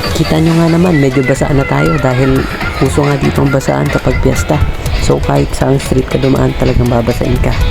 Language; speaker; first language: Filipino; native; Filipino